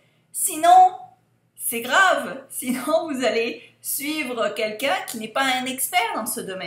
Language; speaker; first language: French; native; French